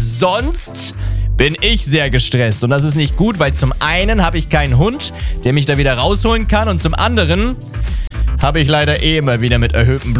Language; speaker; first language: German; native; German